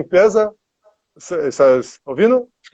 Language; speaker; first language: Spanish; non-native, learner; Portuguese